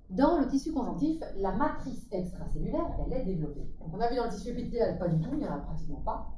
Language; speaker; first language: French; native; French